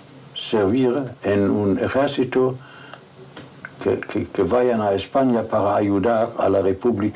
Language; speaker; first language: Spanish; non-native, fluent; German